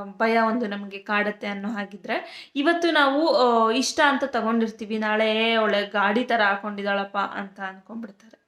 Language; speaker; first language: Kannada; native; Kannada